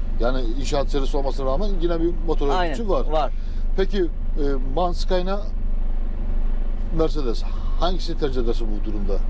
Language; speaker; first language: Turkish; native; Turkish